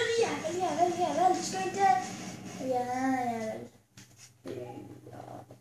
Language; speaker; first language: Swedish; early bilingual, other home language; Albanian